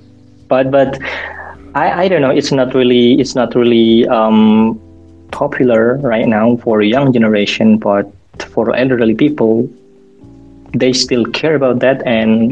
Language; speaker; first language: English; non-native, fluent; Indonesian